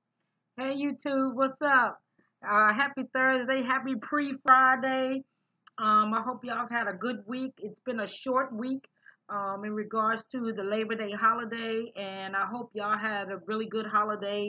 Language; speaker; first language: English; native; English